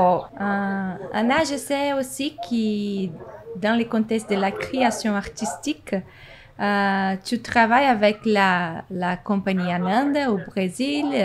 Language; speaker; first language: French; non-native, fluent; Portuguese